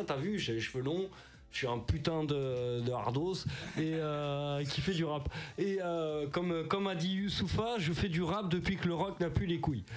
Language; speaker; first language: French; native; French